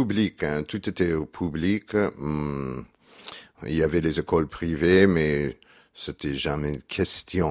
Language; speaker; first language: French; non-native, fluent; English